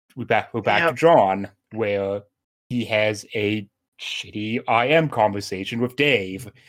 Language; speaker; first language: English; native; English